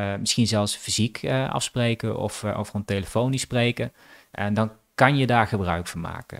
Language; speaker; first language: Dutch; native; Dutch